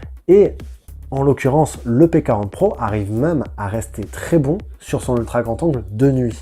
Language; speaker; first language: French; native; French